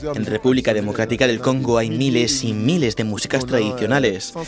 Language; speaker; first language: Spanish; non-native, fluent; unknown